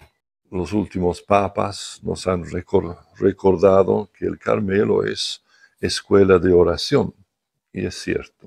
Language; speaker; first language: Spanish; non-native, fluent; English